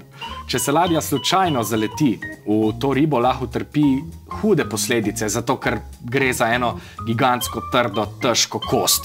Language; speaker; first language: Slovenian; native; Slovenian